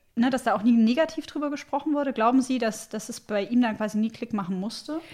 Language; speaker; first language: German; native; German